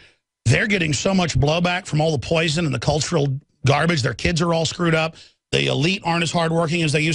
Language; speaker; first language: English; native; English